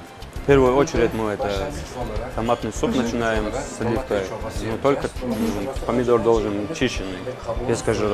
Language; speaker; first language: Russian; non-native, learner; Turkish